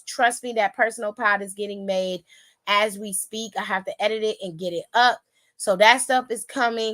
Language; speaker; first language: English; native; English